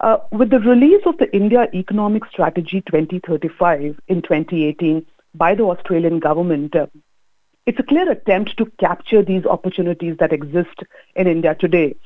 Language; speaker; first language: English; non-native, local second language; Hindi